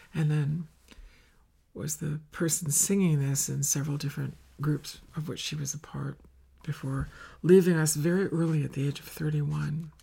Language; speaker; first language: English; native; English